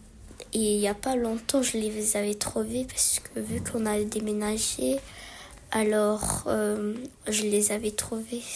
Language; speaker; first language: French; early bilingual, other home language; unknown